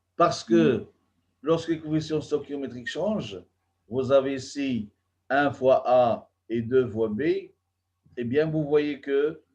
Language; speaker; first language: French; non-native, local second language; Arabic